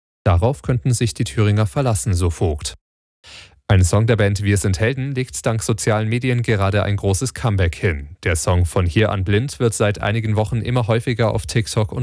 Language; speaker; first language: German; native; German